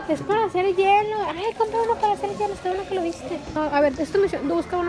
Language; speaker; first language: Spanish; native; Spanish